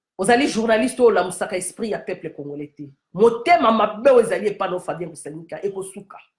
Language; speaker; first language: Lingala; non-native, local second language; Kituba (Democratic Republic of Congo)